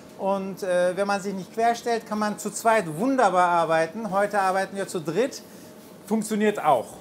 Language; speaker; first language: German; non-native, fluent; Turkish